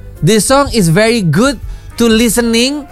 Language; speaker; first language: English; non-native, learner; Indonesian